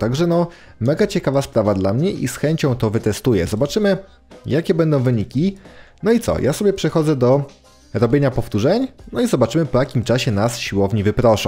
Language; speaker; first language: Polish; native; Polish